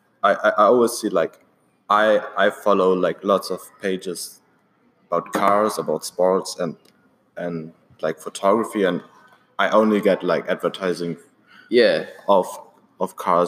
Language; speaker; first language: English; non-native, fluent; German